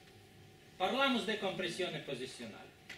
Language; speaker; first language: Italian; non-native, learner; Spanish